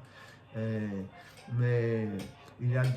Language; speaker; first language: French; non-native, fluent; Portuguese